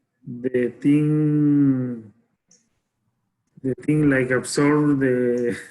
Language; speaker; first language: English; non-native, learner; Spanish